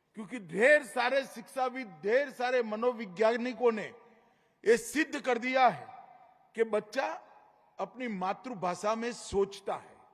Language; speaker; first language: Hindi; non-native, local second language; Gujarati